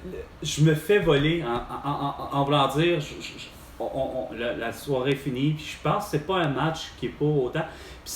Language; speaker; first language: French; native; French